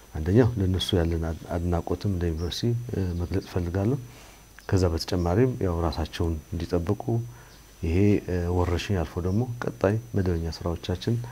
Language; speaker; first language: Amharic; non-native, local second language; Tigrinya